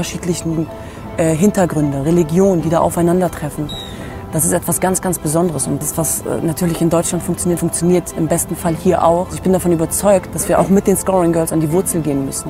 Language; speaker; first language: German; native; German